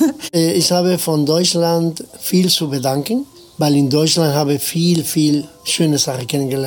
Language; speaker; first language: German; non-native, fluent; Spanish